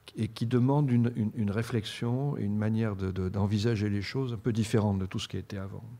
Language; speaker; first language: French; native; French